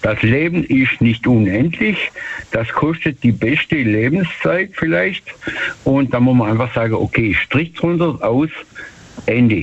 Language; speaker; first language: German; native; German